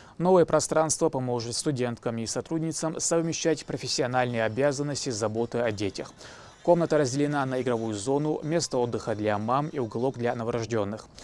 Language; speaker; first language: Russian; non-native, local second language; Chechen